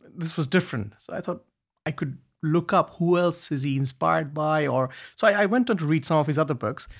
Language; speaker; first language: English; non-native, local second language; Bangla